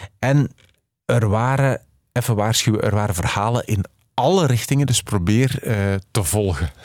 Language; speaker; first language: Dutch; native; Dutch